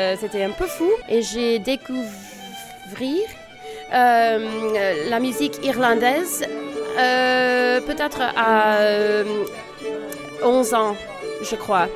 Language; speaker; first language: French; non-native, fluent; English